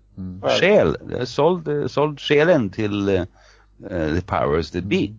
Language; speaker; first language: Swedish; non-native, fluent; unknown